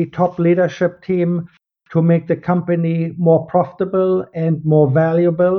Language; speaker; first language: English; non-native, fluent; German